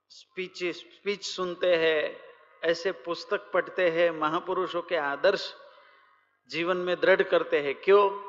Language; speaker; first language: Hindi; non-native, local second language; Gujarati